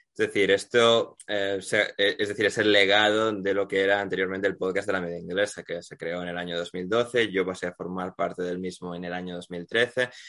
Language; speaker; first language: Spanish; native; Spanish